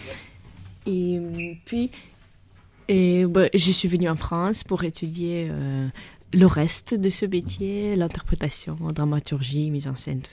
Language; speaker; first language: French; non-native, fluent; Russian